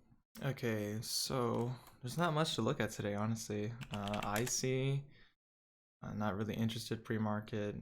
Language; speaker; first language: English; native; English